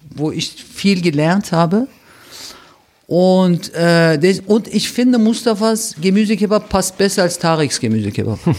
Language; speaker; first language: German; early bilingual, other home language; Turkish